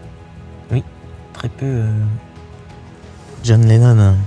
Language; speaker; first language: French; native; French